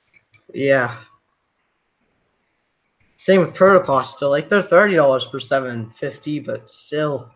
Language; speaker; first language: English; native; English